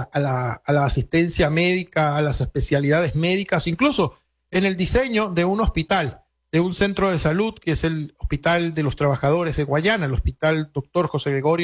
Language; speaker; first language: Spanish; native; Spanish